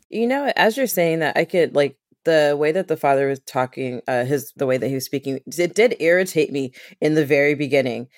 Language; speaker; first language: English; native; English